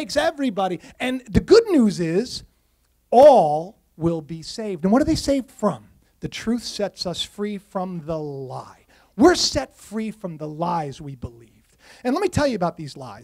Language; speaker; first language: English; native; English